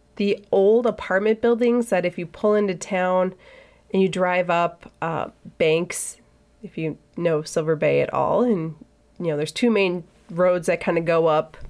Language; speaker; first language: English; native; English